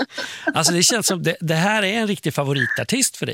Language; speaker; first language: Swedish; native; Swedish